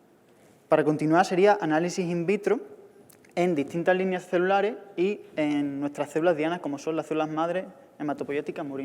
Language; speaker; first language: Spanish; native; Spanish